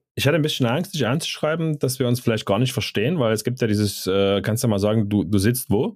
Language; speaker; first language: German; native; German